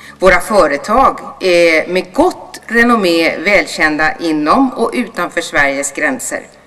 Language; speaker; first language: Swedish; native; Swedish